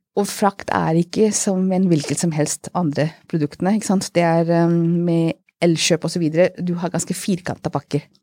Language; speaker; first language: Norwegian; non-native, fluent; Hindi